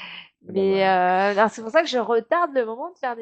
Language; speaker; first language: French; native; French